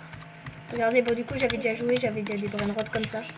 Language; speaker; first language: French; native; French